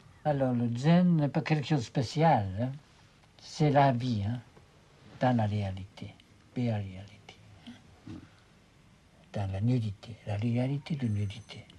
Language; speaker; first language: French; non-native, fluent; Japanese